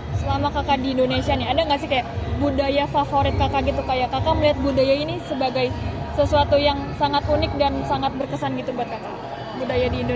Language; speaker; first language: Indonesian; native; Indonesian